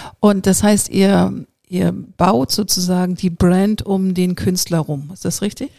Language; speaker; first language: German; native; German